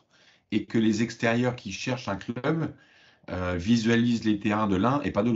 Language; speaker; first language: French; native; French